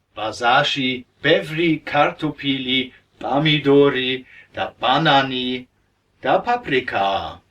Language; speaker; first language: Georgian; non-native, learner; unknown